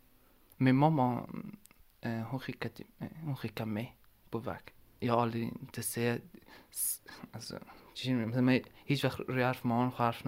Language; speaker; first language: Swedish; non-native, learner; Persian